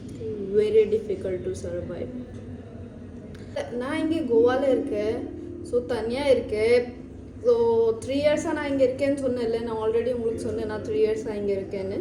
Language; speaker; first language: Tamil; early bilingual, heritage; Tamil